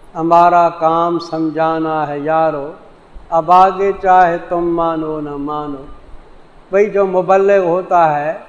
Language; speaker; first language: Urdu; non-native, local second language; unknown